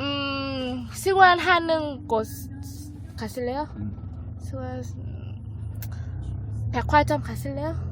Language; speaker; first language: Korean; non-native, learner; Vietnamese